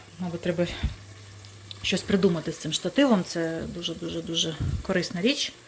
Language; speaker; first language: Ukrainian; non-native, local second language; Russian